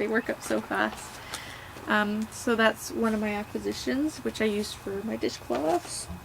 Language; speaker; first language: English; native; English